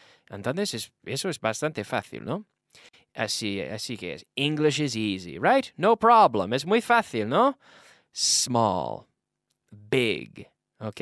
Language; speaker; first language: Spanish; non-native, fluent; English